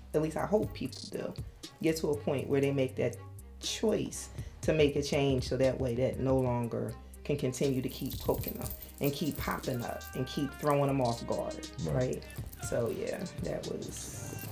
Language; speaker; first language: English; native; English